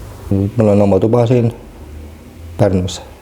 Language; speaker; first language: Estonian; native; Estonian